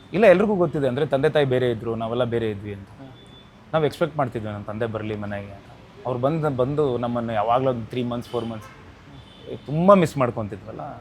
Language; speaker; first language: Kannada; native; Kannada